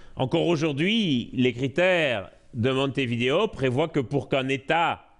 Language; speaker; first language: French; native; French